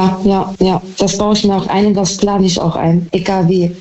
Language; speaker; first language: German; native; German